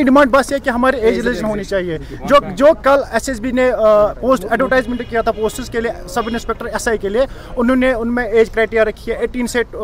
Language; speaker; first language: Hindi; non-native, local second language; Kashmiri